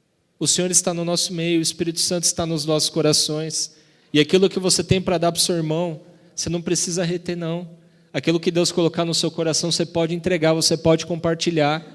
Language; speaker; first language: Portuguese; native; Portuguese